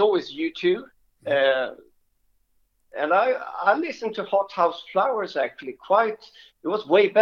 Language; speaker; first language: English; non-native, fluent; Swedish